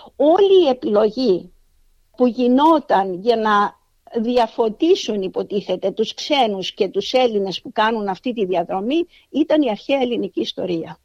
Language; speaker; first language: Greek; native; Greek